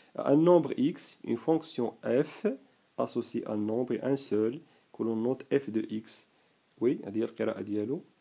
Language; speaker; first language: French; non-native, local second language; Arabic